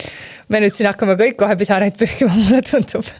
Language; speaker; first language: Estonian; native; Estonian